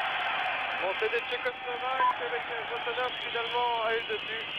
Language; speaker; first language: French; native; French